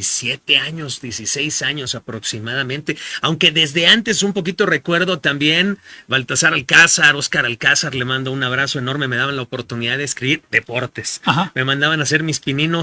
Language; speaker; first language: Spanish; native; Spanish